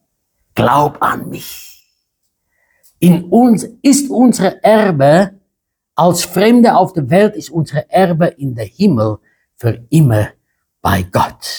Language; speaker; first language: German; non-native, fluent; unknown